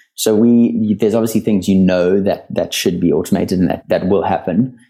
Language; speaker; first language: English; native; English